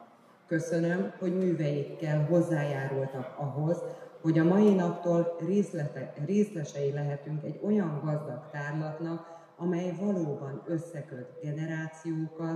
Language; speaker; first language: Hungarian; native; Hungarian